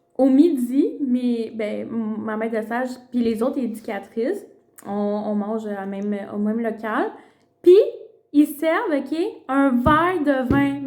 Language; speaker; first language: French; early bilingual, other home language; Spanish